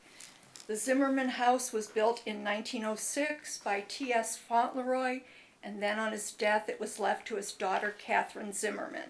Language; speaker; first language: English; native; English